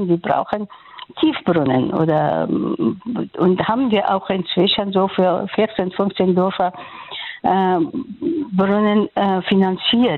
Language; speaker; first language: German; non-native, fluent; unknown